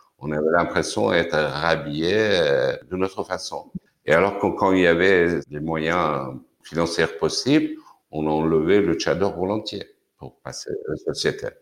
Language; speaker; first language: French; non-native, fluent; Persian